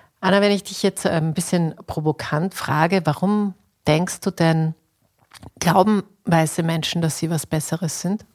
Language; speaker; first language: German; native; German